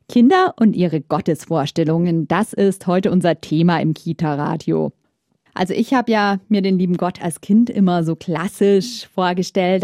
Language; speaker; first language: German; native; German